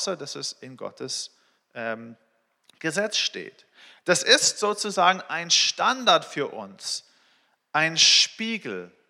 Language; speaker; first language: German; non-native, fluent; English